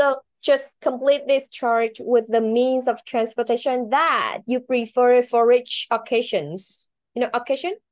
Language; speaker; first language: English; non-native, learner; Vietnamese